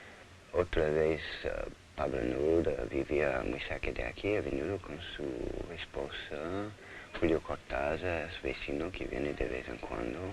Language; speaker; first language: Spanish; non-native, fluent; English